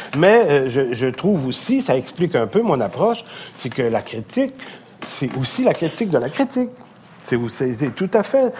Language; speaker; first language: French; native; French